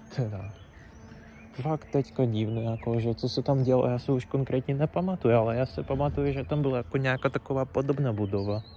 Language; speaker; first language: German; non-native, learner; Czech